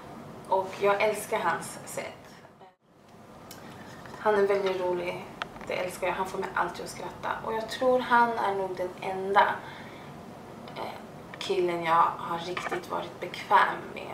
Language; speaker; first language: Swedish; early bilingual, other home language; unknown